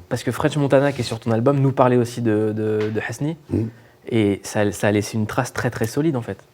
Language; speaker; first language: French; native; French